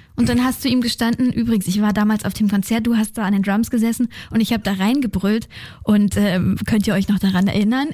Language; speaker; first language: German; native; German